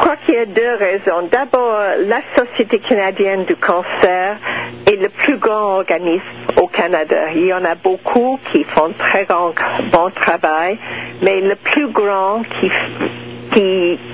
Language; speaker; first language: French; non-native, local second language; English